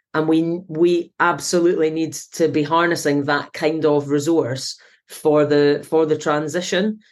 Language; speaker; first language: English; native; English